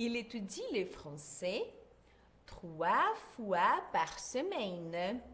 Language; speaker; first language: French; non-native, fluent; Portuguese